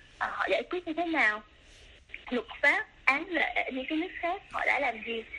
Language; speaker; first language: Vietnamese; early bilingual, other home language; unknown